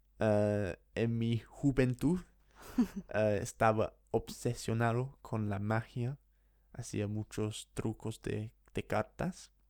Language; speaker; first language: Spanish; non-native, fluent; English